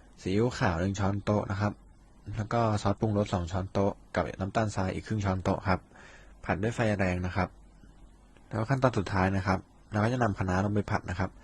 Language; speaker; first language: Thai; native; Thai